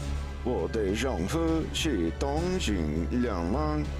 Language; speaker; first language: Chinese; non-native, learner; English